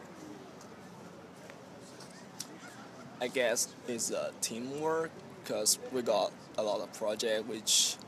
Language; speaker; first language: English; non-native, fluent; Chinese